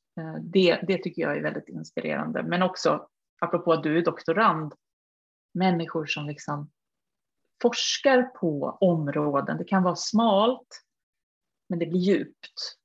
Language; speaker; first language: Swedish; native; Swedish